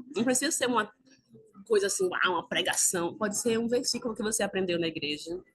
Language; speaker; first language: Portuguese; native; Portuguese